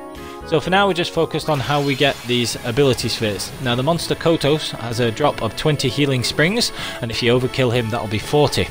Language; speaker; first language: English; native; English